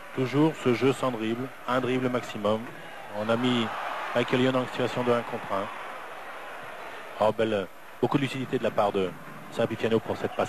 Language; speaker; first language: French; native; French